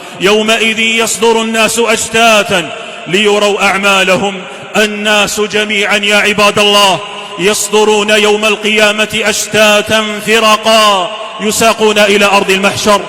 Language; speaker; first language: Arabic; native; Arabic